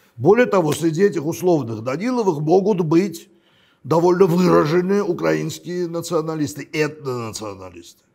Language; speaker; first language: Russian; non-native, local second language; Armenian